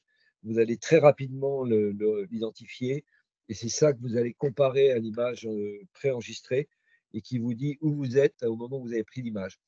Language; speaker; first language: French; native; French